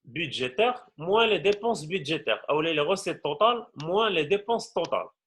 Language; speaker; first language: French; non-native, local second language; Arabic